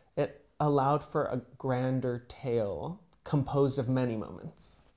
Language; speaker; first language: English; native; English